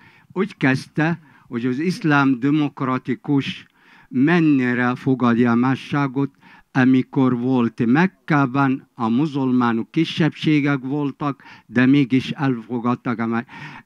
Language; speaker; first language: Hungarian; non-native, fluent; Arabic